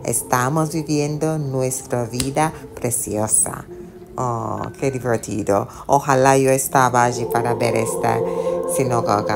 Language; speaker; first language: Spanish; non-native, fluent; English